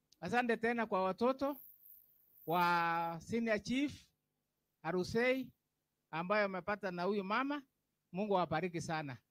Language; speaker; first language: Swahili; non-native, local second language; Kalenjin